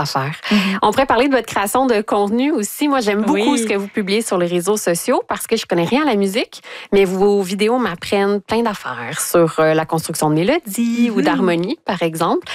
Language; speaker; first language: French; native; French